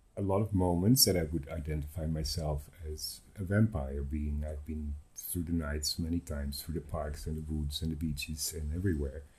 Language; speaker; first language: English; non-native, fluent; Dutch